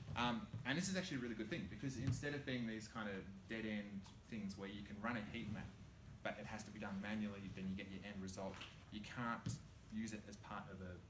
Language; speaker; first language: English; native; English